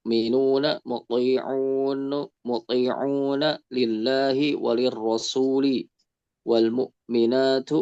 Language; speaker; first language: Arabic; non-native, learner; Indonesian